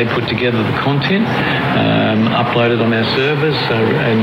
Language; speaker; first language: English; native; English